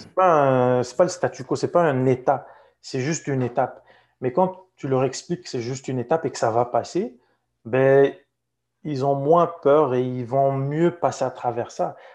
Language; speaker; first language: French; non-native, local second language; Arabic